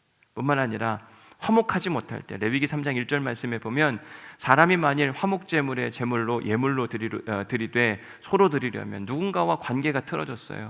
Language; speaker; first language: Korean; native; Korean